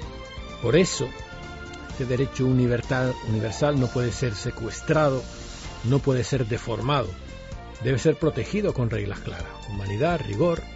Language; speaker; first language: Spanish; native; Spanish